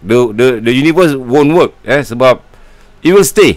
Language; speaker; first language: English; non-native, local second language; Malay